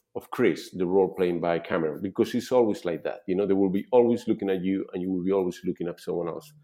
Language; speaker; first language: English; non-native, fluent; Spanish